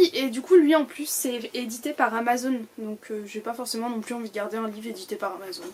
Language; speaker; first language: French; native; French